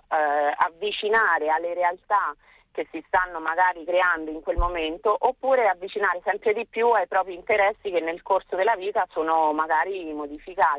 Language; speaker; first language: Italian; native; Italian